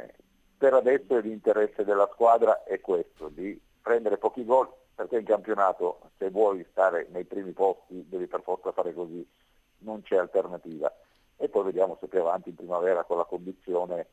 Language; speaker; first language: Italian; native; Italian